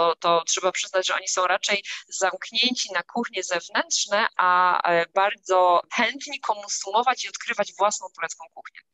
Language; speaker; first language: Polish; native; Polish